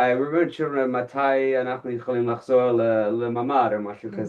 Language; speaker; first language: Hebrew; non-native, fluent; English